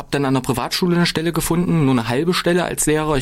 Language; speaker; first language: German; native; German